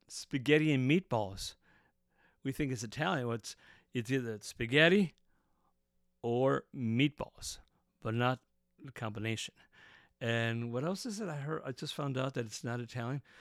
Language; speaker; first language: English; native; English